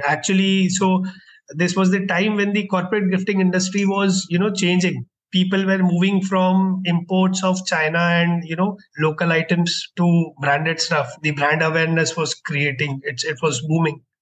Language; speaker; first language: English; non-native, local second language; Hindi